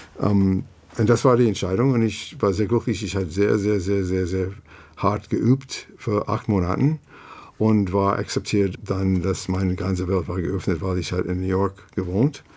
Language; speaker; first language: German; non-native, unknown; English